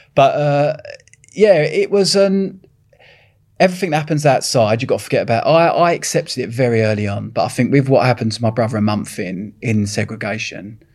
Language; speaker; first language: English; native; English